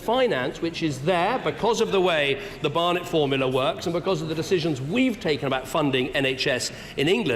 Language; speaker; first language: English; native; English